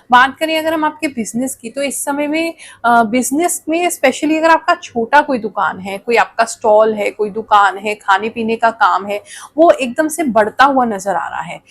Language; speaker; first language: Hindi; native; Hindi